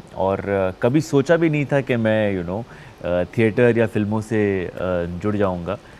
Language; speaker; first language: Hindi; non-native, local second language; Marathi